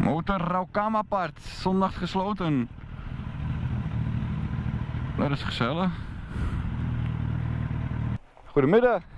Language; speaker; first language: Dutch; native; Dutch